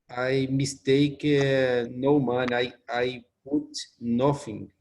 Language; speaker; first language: English; non-native, learner; Portuguese